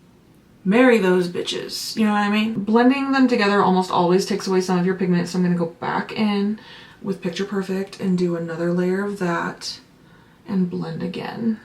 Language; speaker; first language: English; native; English